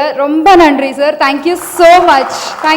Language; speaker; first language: Tamil; non-native, learner; Telugu